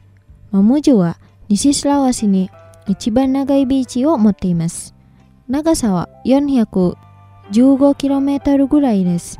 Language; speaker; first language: Japanese; non-native, fluent; Indonesian